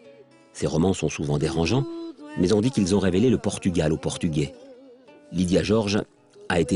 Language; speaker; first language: French; native; French